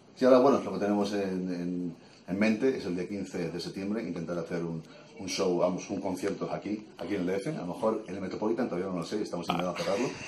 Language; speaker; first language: Spanish; early bilingual, heritage; Spanish